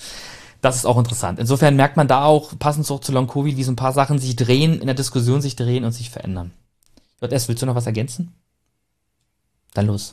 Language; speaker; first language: German; native; German